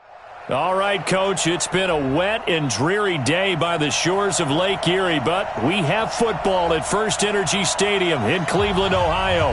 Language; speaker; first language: English; native; English